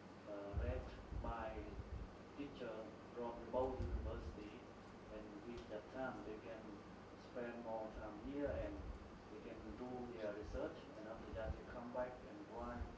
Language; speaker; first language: English; non-native, fluent; Vietnamese